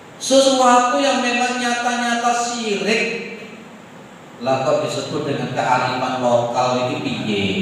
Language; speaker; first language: Indonesian; non-native, local second language; Javanese